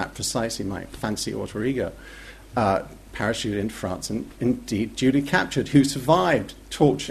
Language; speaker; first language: English; native; English